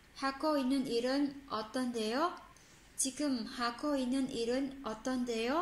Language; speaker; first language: Korean; non-native, fluent; Vietnamese